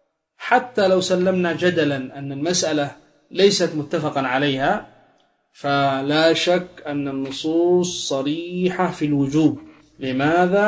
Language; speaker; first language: Arabic; native; Arabic